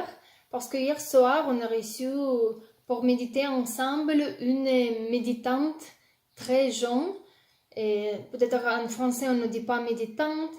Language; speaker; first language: French; non-native, learner; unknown